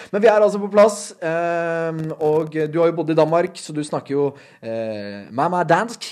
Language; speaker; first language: Norwegian; native; Norwegian